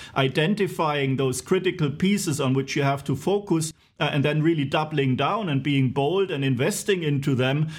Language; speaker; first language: English; non-native, fluent; German